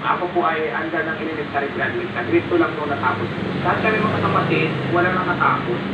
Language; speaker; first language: Filipino; native; Filipino